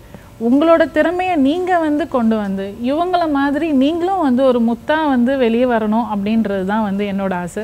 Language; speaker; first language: Tamil; native; Tamil